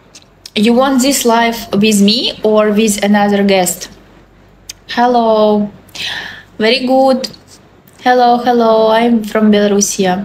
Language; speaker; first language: English; non-native, learner; Russian